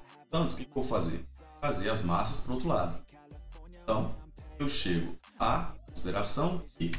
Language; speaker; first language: Portuguese; native; Portuguese